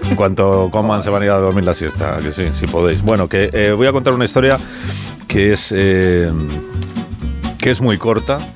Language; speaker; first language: Spanish; native; Spanish